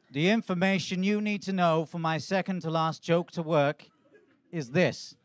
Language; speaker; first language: English; native; English